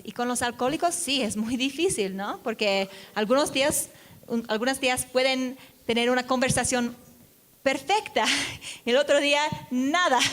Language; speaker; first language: Spanish; non-native, fluent; English